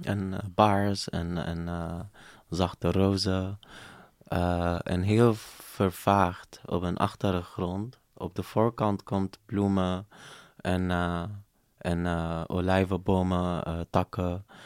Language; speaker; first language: Dutch; non-native, fluent; Arabic